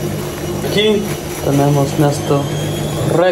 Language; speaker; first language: Spanish; non-native, learner; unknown